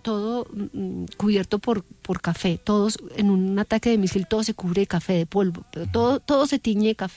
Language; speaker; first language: Spanish; native; Spanish